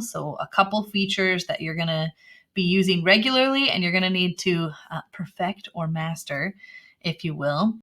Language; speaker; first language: English; native; English